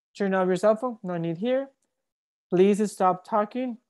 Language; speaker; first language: English; non-native, fluent; Spanish